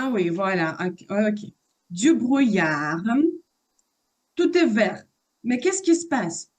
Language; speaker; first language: French; non-native, fluent; Russian